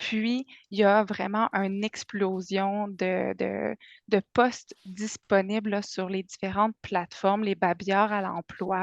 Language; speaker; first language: French; native; French